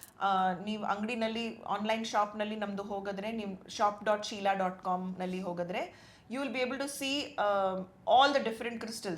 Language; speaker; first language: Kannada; non-native, local second language; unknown